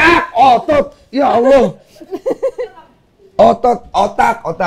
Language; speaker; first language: Indonesian; native; Indonesian